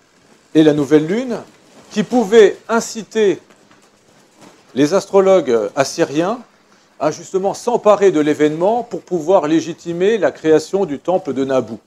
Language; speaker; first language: French; native; French